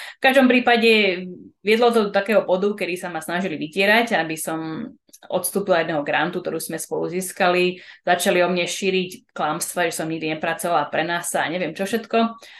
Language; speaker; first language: Slovak; early bilingual, heritage; Slovak